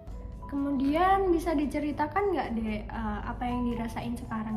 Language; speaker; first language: Indonesian; native; Indonesian